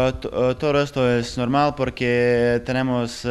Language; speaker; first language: Spanish; non-native, fluent; Bosnian